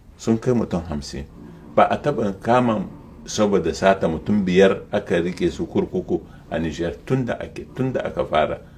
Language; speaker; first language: Hausa; non-native, local second language; Arabic